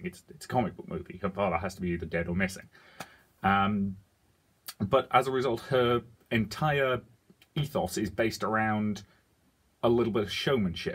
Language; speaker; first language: English; native; English